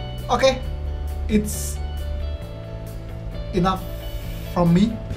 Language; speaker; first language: English; non-native, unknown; Indonesian